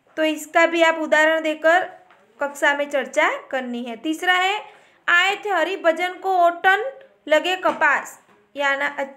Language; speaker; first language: Hindi; non-native, local second language; Gujarati